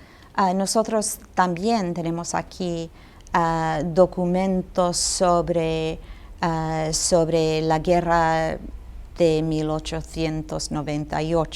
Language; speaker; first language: Spanish; non-native, fluent; English